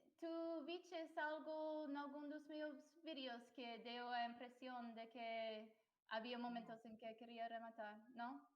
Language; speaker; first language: Spanish; non-native, fluent; English